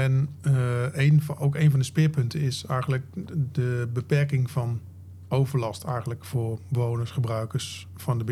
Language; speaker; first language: Dutch; native; Dutch